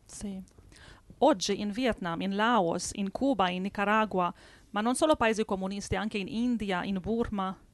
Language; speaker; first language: Italian; non-native, fluent; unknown